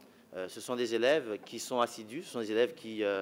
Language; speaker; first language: French; native; French